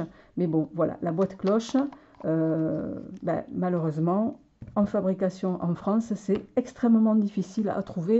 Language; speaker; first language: French; native; French